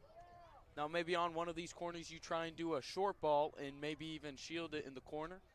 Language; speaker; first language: English; native; English